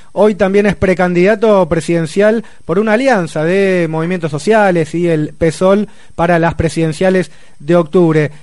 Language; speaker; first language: Spanish; native; Spanish